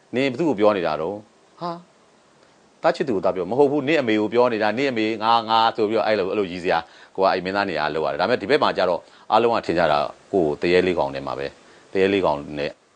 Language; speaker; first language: Burmese; native; Burmese